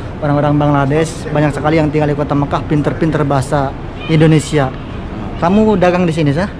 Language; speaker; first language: Indonesian; native; Indonesian